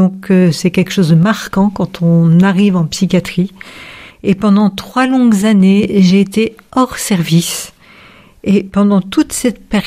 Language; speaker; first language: French; native; French